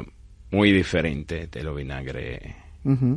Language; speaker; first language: Spanish; non-native, fluent; Italian